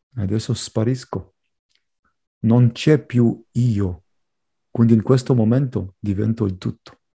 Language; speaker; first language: Italian; non-native, fluent; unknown